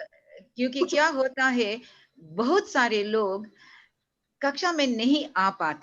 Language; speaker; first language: Hindi; early bilingual, heritage; Hindi